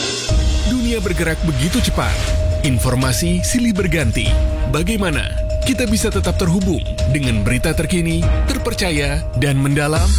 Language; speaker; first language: Indonesian; native; Indonesian